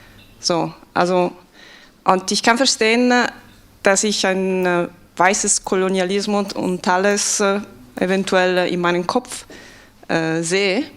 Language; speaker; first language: German; non-native, fluent; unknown